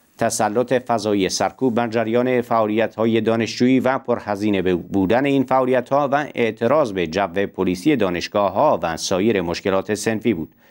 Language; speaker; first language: Persian; non-native, local second language; Central Kurdish